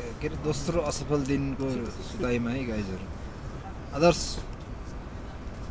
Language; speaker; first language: Nepali; native; Nepali